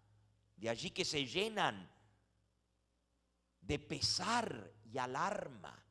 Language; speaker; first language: Spanish; native; Spanish